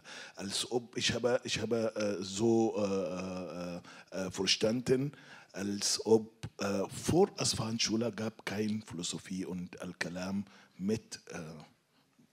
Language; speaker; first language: German; non-native, fluent; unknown